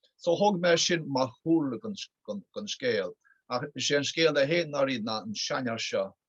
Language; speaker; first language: Irish; native; Irish